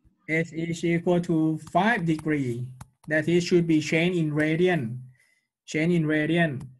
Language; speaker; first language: English; non-native, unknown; Thai